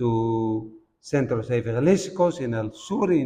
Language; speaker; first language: Spanish; non-native, fluent; Dutch